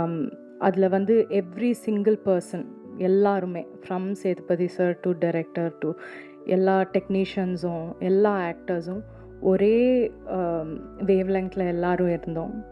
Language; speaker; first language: Tamil; non-native, local second language; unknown